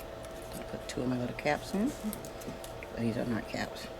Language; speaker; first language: English; native; English